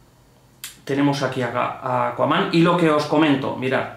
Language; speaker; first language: Spanish; native; Spanish